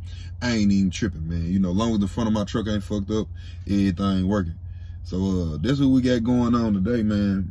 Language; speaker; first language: English; native; English